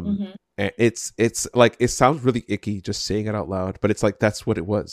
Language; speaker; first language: English; native; English